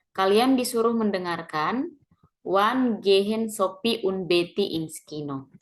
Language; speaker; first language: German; non-native, fluent; Indonesian